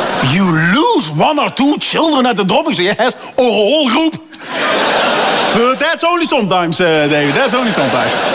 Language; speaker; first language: English; non-native, fluent; Dutch